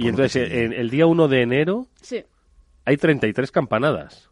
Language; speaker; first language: Spanish; native; Spanish